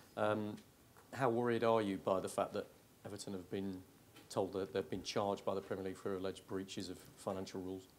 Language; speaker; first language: English; native; English